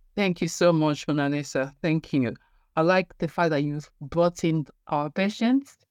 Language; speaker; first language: English; non-native, local second language; Igbo